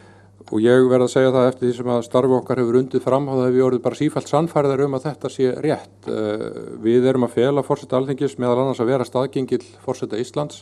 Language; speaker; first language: Icelandic; native; Icelandic